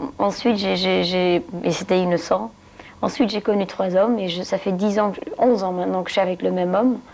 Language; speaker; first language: French; non-native, local second language; Dutch